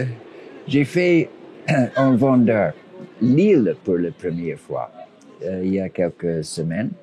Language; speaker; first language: French; non-native, fluent; English